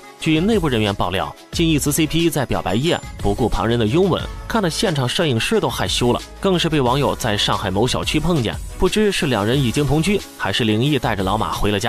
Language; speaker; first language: Chinese; native; Chinese